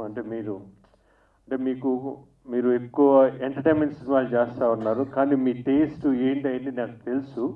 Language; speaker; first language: Telugu; native; Telugu